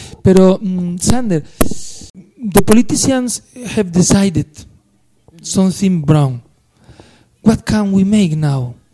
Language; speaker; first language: English; non-native, learner; Spanish